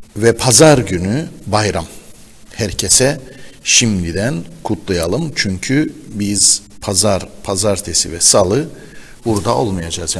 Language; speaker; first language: Turkish; native; Turkish